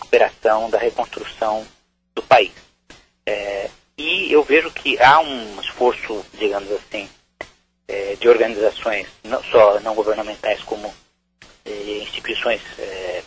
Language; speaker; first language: Portuguese; native; Portuguese